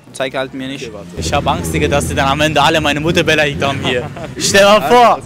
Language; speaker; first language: German; non-native, fluent; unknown